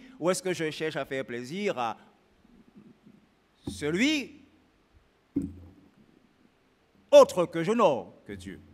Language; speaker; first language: French; native; French